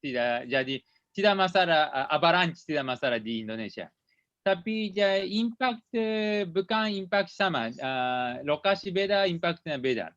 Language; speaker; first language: Indonesian; non-native, learner; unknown